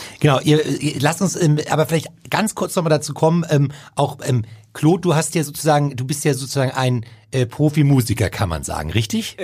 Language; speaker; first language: German; native; German